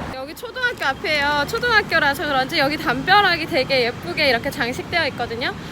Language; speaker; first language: Korean; native; Korean